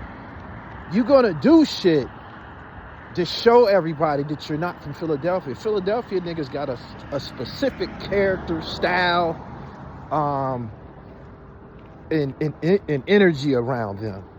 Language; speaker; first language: English; native; English